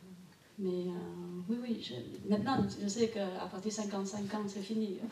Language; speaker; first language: French; non-native, fluent; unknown